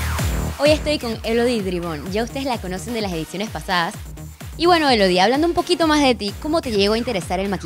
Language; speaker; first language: Spanish; native; Spanish